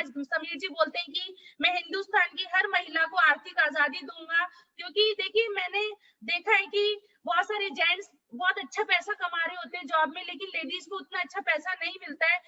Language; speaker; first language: Hindi; native; Hindi